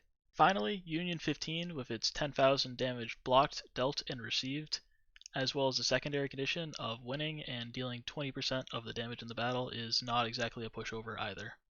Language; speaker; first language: English; native; English